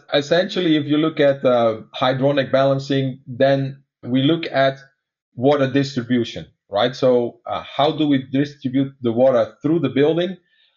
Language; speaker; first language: English; non-native, fluent; Dutch